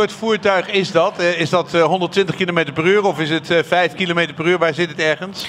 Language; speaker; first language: Dutch; native; Dutch